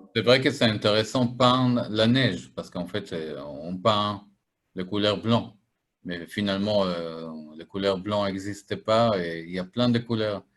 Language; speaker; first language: French; non-native, fluent; Hebrew